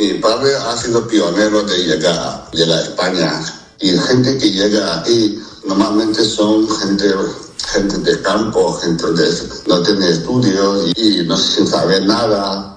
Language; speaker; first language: Spanish; non-native, fluent; Chinese